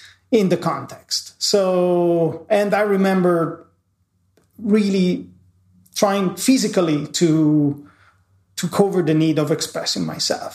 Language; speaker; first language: English; non-native, fluent; Italian